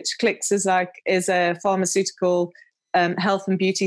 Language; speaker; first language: English; native; English